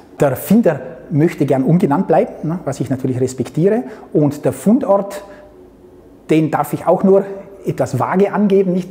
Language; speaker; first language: German; native; German